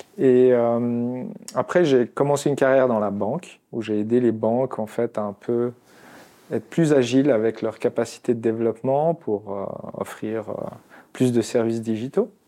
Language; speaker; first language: French; non-native, local second language; Arabic